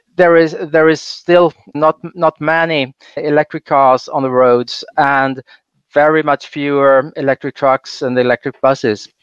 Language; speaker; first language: English; non-native, fluent; Swedish